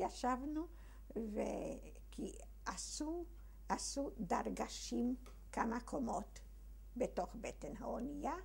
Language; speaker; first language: Hebrew; early bilingual, other home language; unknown